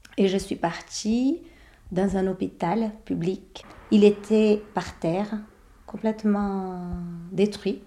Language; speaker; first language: French; non-native, fluent; Portuguese